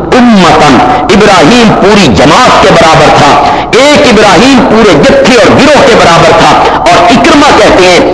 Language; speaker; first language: Urdu; non-native, local second language; Punjabi